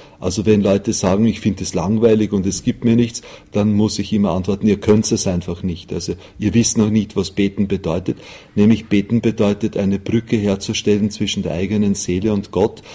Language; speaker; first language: German; native; German